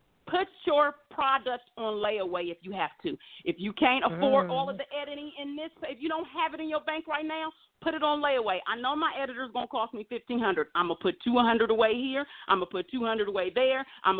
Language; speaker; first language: English; native; English